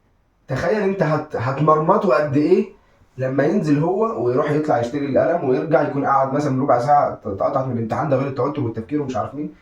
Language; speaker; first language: Arabic; native; Arabic